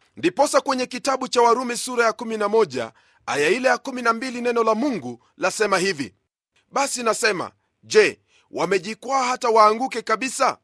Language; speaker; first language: Swahili; non-native, local second language; Luyia